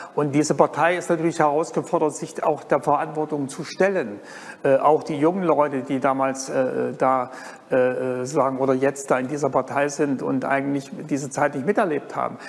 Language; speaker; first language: German; native; German